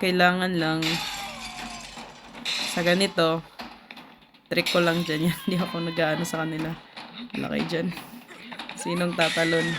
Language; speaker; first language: Filipino; native; Filipino